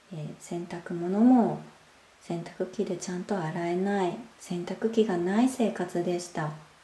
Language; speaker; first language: Japanese; native; Japanese